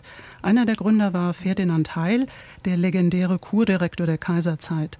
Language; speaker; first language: German; native; German